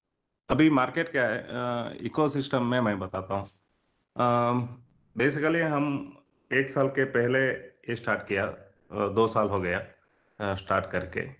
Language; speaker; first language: Hindi; non-native, local second language; Kannada